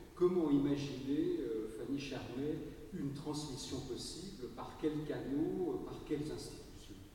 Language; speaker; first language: French; native; French